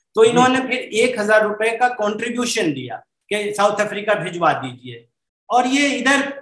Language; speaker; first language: Hindi; native; Hindi